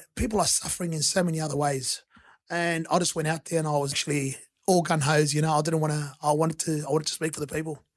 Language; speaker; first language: English; early bilingual, other home language; Arabic